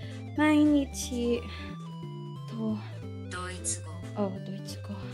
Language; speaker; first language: Japanese; non-native, learner; Filipino